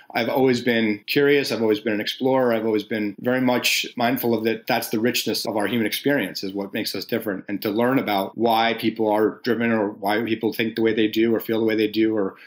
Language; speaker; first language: English; native; English